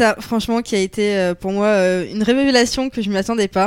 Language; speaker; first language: French; native; French